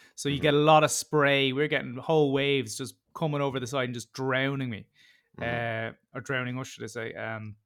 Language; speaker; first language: English; native; English